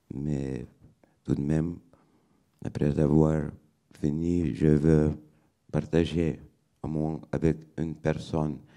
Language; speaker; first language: French; non-native, fluent; Lithuanian